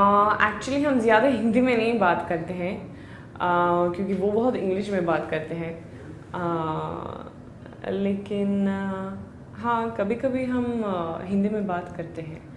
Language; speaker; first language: Hindi; non-native, learner; Swedish